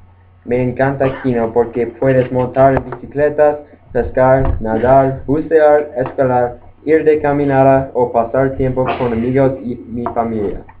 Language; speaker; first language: Spanish; non-native, learner; English